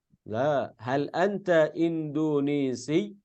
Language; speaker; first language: Arabic; non-native, fluent; Indonesian